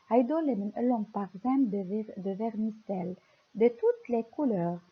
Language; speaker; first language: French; non-native, local second language; Arabic